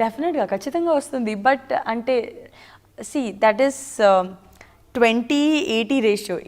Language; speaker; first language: Telugu; non-native, learner; Gujarati